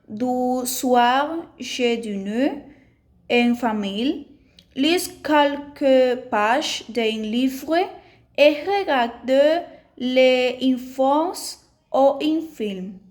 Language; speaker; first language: French; non-native, learner; Spanish